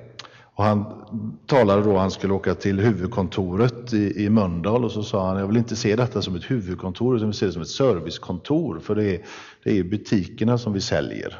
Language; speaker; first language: Swedish; native; Swedish